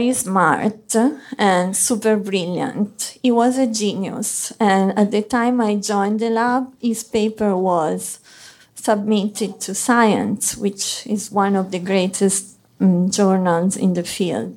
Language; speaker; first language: English; non-native, fluent; Italian